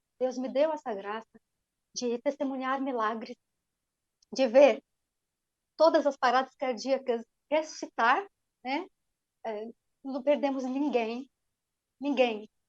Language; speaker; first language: Portuguese; non-native, fluent; Arabic